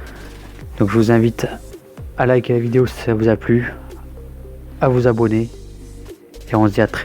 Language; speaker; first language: French; native; French